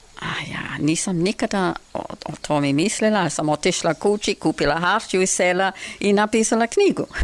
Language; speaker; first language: Serbian; non-native, fluent; English